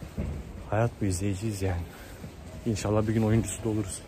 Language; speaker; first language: Turkish; native; Turkish